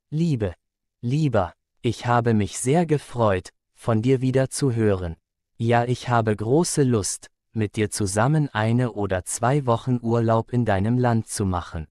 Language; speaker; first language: German; non-native, fluent; Arabic